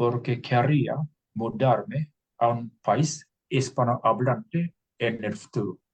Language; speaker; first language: Spanish; non-native, learner; English